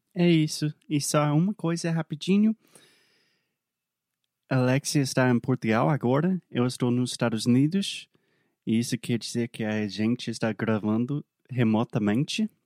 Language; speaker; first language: Portuguese; non-native, fluent; English